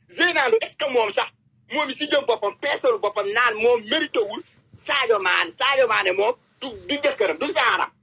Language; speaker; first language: Wolof; native; Wolof